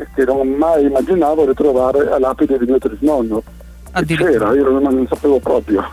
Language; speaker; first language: Italian; native; Italian